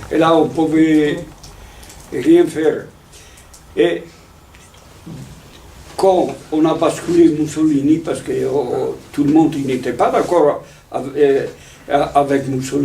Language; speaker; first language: French; non-native, fluent; Italian